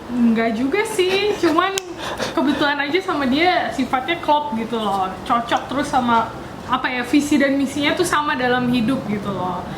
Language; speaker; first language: Indonesian; native; Indonesian